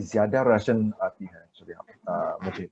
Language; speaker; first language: Hindi; non-native, learner; Chinese